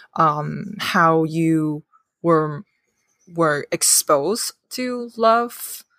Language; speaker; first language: English; non-native, local second language; Cantonese